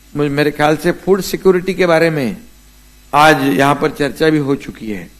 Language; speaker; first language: Hindi; non-native, local second language; Marathi